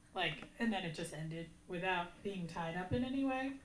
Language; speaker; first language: English; native; English